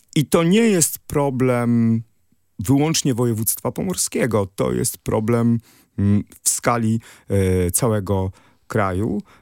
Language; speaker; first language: Polish; native; Polish